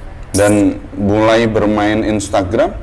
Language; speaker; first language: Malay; non-native, local second language; Javanese